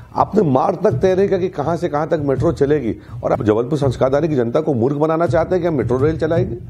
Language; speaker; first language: Hindi; native; Hindi